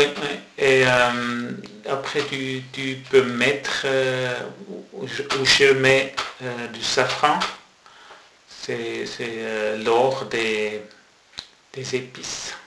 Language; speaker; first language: French; non-native, local second language; German